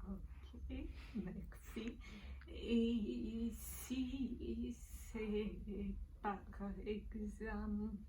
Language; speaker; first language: French; non-native, learner; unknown